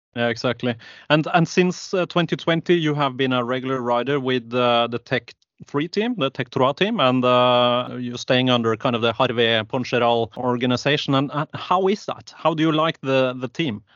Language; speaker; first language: English; non-native, fluent; Norwegian